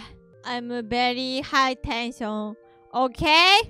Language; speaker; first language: English; non-native, learner; Japanese